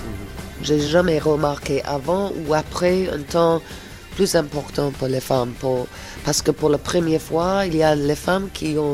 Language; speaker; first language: French; non-native, fluent; English